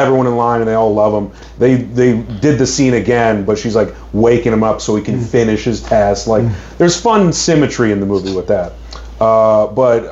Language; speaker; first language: English; native; English